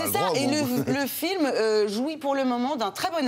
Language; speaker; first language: French; native; French